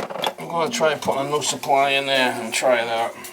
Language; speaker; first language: English; native; English